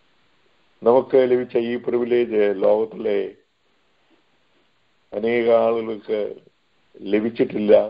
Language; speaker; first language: Malayalam; native; Malayalam